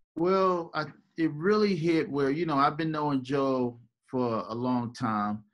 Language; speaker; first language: English; native; English